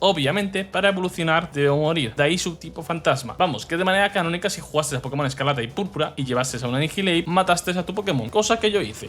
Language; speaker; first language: Spanish; native; Spanish